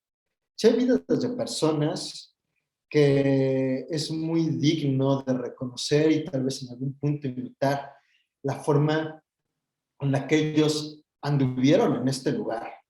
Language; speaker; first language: Spanish; native; Spanish